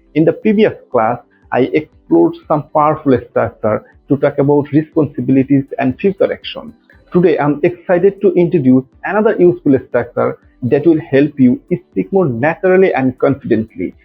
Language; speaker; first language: English; non-native, local second language; Bangla